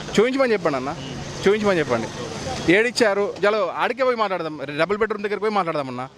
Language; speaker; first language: Telugu; native; Telugu